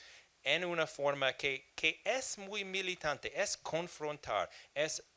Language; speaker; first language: Spanish; non-native, fluent; English